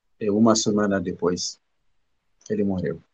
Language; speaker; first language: Portuguese; non-native, learner; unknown